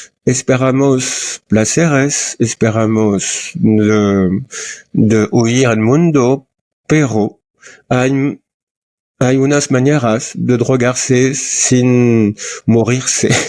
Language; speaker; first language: Spanish; non-native, learner; French